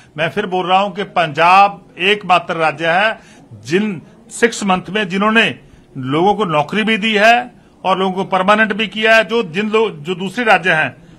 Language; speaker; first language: Hindi; non-native, local second language; Punjabi